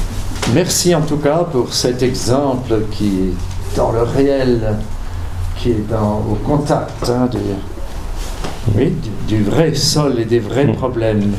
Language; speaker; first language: French; native; French